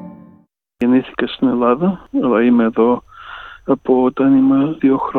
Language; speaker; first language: Greek; early bilingual, heritage; Greek